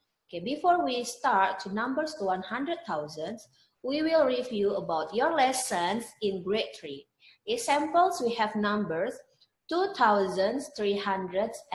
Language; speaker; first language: English; non-native, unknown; Indonesian